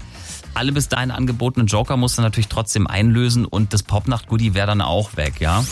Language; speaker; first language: German; native; German